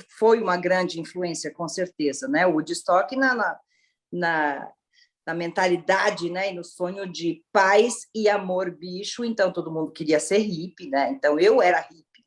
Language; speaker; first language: Portuguese; early bilingual, other home language; Italian